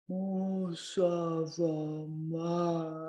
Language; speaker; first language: French; non-native, fluent; English